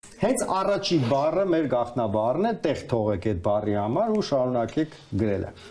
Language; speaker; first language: Armenian; native; Armenian